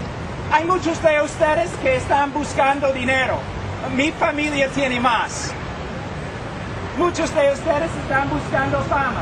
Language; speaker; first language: Spanish; non-native, fluent; English